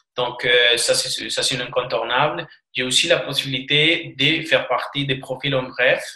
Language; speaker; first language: French; non-native, fluent; Spanish